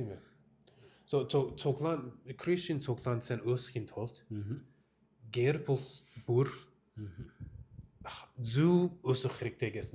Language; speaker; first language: Mongolian; non-native, learner; English